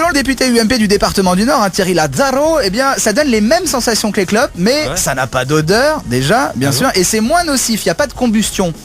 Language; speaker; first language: French; native; French